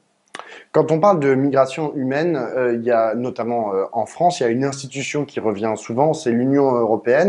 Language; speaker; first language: French; native; French